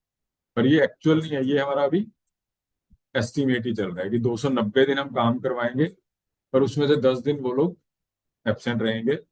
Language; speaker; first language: Hindi; native; Hindi